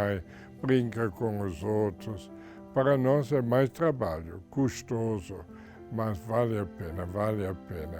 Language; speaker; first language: Portuguese; non-native, fluent; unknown